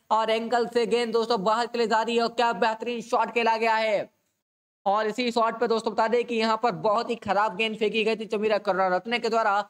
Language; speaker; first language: Hindi; native; Hindi